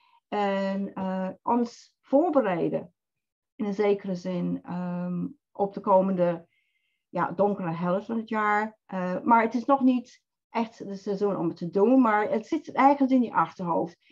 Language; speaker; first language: Dutch; non-native, fluent; English